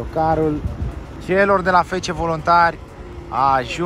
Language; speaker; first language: Romanian; native; Romanian